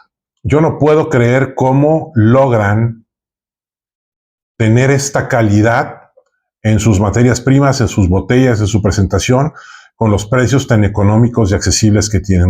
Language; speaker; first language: Spanish; native; Spanish